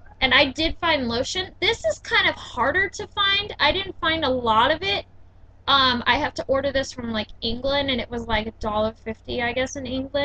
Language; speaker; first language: English; native; English